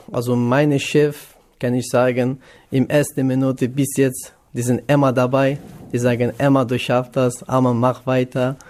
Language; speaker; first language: German; non-native, learner; Kurdish